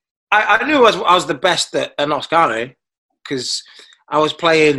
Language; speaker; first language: English; native; English